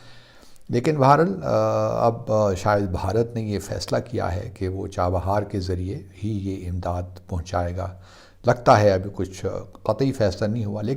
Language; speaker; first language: Urdu; native; Urdu